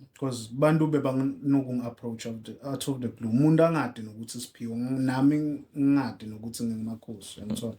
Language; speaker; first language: Zulu; non-native, local second language; Swati